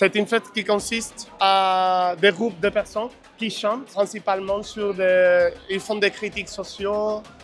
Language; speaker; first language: French; non-native, fluent; Spanish